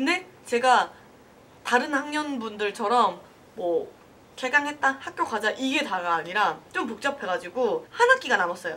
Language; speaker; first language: Korean; native; Korean